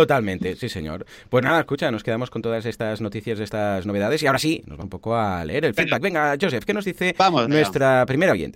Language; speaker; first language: Spanish; native; Spanish